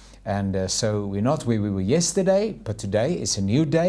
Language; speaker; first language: English; non-native, local second language; Afrikaans